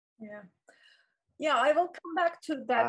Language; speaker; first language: English; non-native, fluent; Turkish